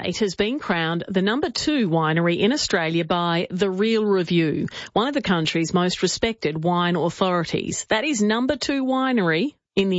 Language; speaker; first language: English; native; English